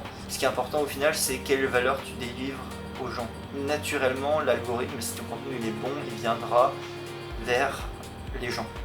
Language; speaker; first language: French; native; French